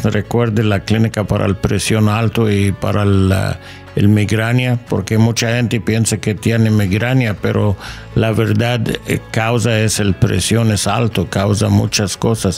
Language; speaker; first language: Spanish; non-native, learner; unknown